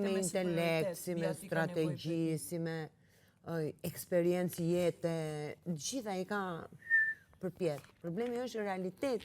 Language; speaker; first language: Albanian; native; Albanian